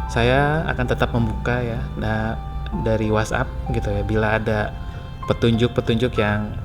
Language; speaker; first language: Indonesian; native; Indonesian